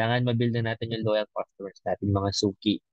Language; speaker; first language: Filipino; native; Filipino